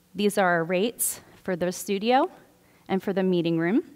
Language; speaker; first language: English; native; English